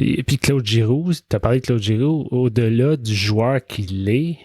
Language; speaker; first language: French; native; French